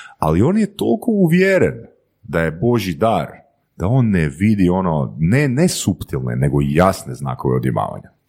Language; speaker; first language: Croatian; native; Croatian